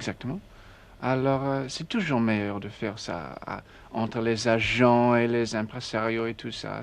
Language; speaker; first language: French; non-native, learner; English